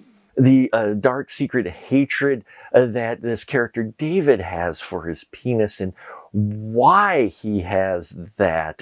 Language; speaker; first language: English; native; English